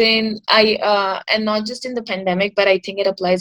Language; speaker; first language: English; non-native, local second language; Marathi